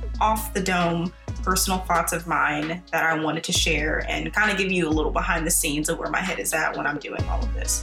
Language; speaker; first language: English; native; English